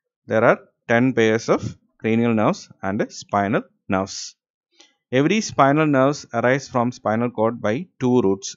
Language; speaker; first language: English; non-native, local second language; Malayalam